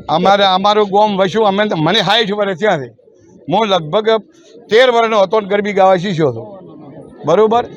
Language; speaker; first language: Gujarati; native; Gujarati